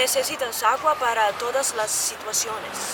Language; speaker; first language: Spanish; non-native, learner; Serbian